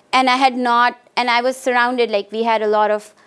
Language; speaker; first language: English; non-native, local second language; Hindi